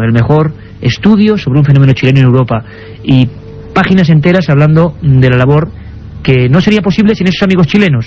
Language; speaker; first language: Spanish; native; Spanish